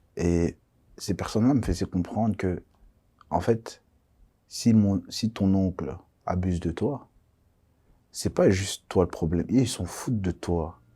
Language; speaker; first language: French; early bilingual, other home language; Kongo